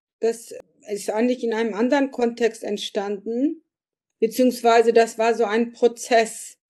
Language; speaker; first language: German; early bilingual, other home language; Turkish